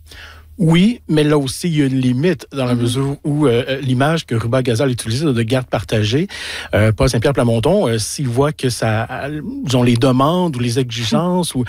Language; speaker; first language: French; native; French